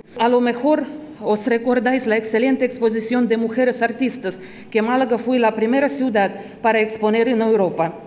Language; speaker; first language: Spanish; non-native, fluent; Russian